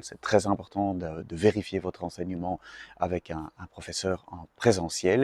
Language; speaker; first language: French; native; French